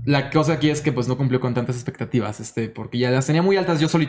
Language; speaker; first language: Spanish; native; Spanish